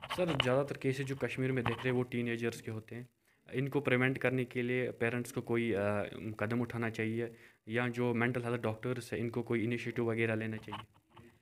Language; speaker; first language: Hindi; non-native, local second language; Kashmiri